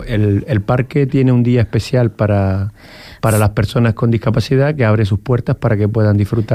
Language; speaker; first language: Spanish; native; Spanish